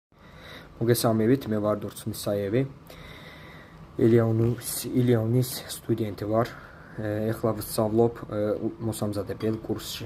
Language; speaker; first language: Georgian; non-native, learner; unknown